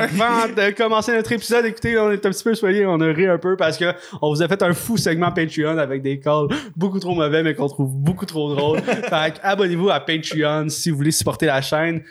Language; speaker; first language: French; native; French